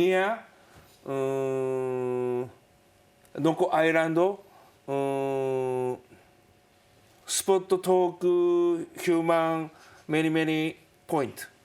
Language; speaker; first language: English; non-native, learner; Japanese